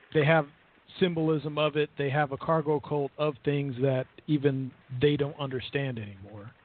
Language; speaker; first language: English; native; English